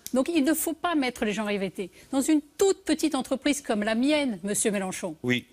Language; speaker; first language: French; native; French